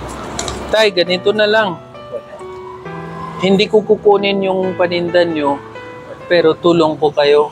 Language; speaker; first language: Filipino; non-native, learner; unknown